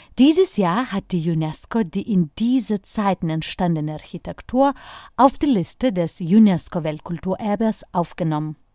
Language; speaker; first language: German; non-native, fluent; Lithuanian